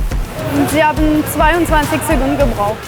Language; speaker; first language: German; non-native, fluent; French